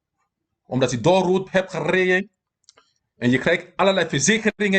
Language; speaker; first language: Dutch; non-native, fluent; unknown